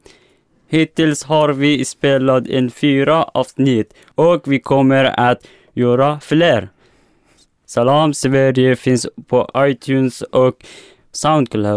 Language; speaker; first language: Swedish; non-native, learner; Persian